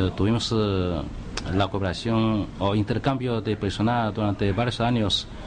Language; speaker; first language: Spanish; non-native, fluent; Chinese